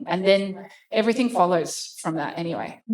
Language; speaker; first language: English; native; English